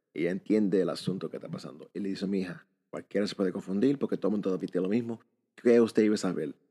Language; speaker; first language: Spanish; early bilingual, heritage; Spanish